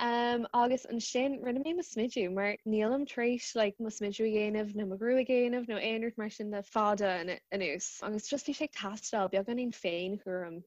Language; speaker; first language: Irish; native; Irish